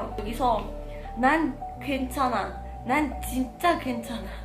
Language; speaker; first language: Korean; non-native, fluent; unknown